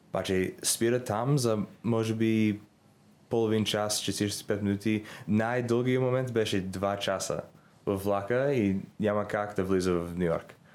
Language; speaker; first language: Bulgarian; non-native, learner; English